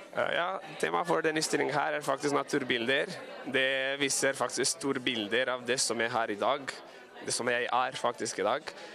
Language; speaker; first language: Norwegian; non-native, fluent; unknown